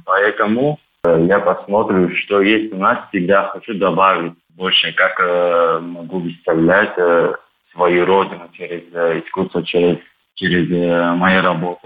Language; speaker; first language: Russian; non-native, learner; Turkish